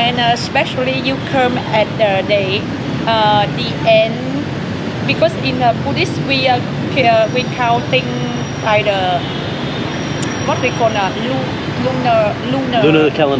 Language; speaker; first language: English; non-native, learner; Vietnamese